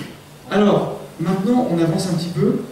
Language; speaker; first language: French; native; French